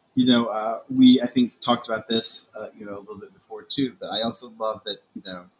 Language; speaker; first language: English; native; English